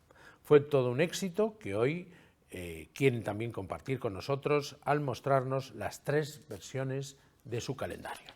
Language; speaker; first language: Spanish; native; Spanish